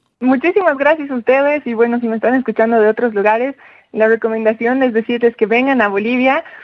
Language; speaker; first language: Spanish; native; Spanish